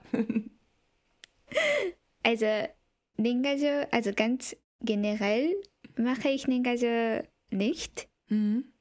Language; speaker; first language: German; non-native, fluent; Japanese